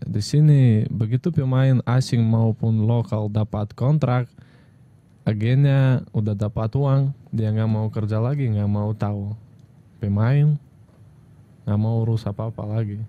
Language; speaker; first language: Indonesian; non-native, fluent; Russian